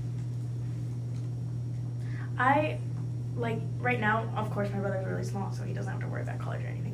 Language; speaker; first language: English; early bilingual, other home language; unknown